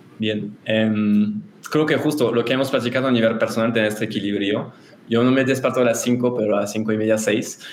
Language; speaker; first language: Spanish; non-native, fluent; French